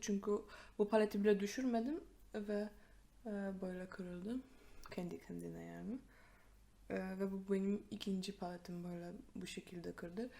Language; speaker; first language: Turkish; non-native, fluent; Polish